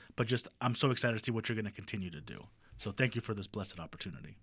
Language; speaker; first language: English; early bilingual, other home language; Spanish